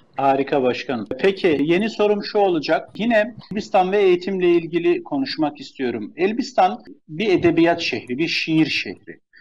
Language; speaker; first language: Turkish; native; Turkish